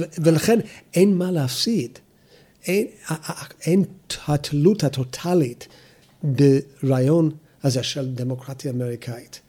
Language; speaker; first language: Hebrew; non-native, fluent; English